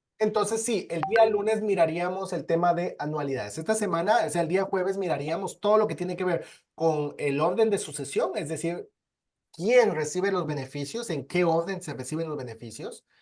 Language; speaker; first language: Spanish; native; Spanish